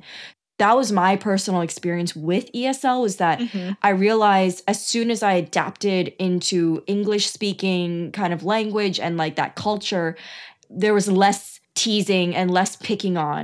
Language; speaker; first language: English; early bilingual, other home language; Chinese